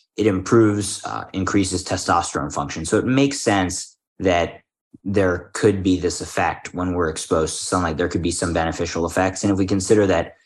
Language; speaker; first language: English; native; English